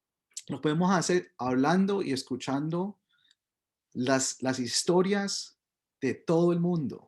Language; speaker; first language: Spanish; early bilingual, heritage; Spanish